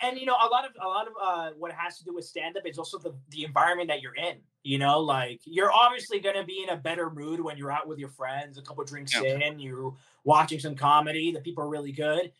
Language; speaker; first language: English; early bilingual, other home language; Spanish